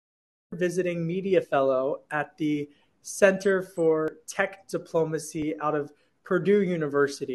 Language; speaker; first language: English; native; English